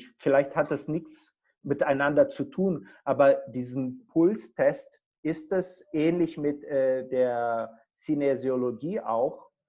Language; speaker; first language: German; non-native, fluent; Portuguese